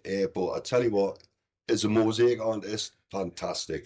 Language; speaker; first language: English; native; English